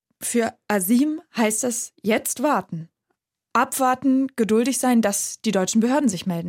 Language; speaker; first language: German; native; German